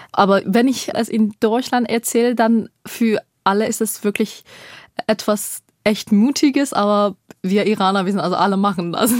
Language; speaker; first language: German; non-native, fluent; Persian